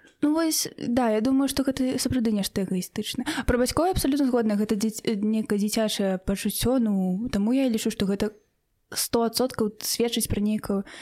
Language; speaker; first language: Belarusian; non-native, local second language; Russian